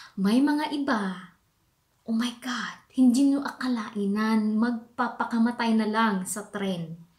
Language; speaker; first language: Filipino; native; Filipino